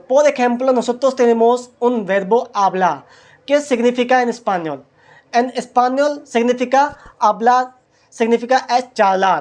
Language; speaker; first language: Spanish; non-native, learner; Hindi